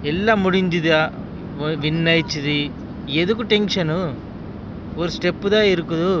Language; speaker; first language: Tamil; non-native, learner; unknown